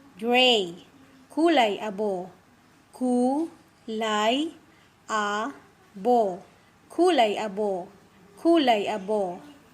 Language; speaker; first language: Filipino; non-native, local second language; Iloko